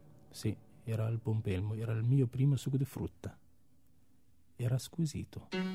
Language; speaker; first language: Italian; non-native, fluent; Arabic